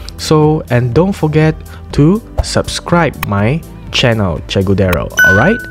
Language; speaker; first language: English; non-native, local second language; Malay